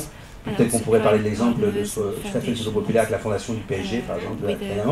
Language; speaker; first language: French; native; French